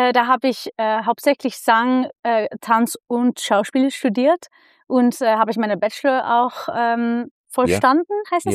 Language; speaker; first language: German; non-native, fluent; Dutch